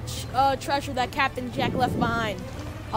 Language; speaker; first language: English; native; English